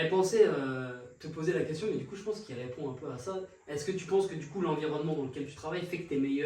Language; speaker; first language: French; native; French